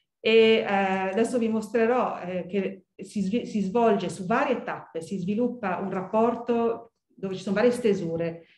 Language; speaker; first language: Italian; early bilingual, heritage; Italian